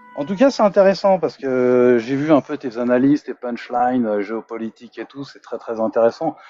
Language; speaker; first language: French; native; French